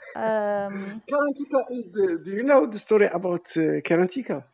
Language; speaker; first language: English; non-native, fluent; Arabic